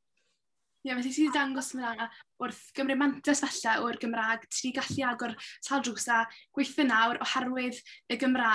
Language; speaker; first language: Welsh; native; Welsh